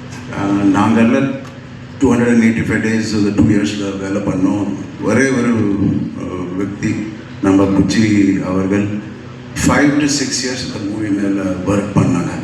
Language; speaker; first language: Tamil; non-native, learner; Telugu